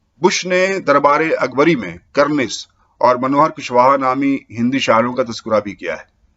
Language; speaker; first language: Urdu; native; Urdu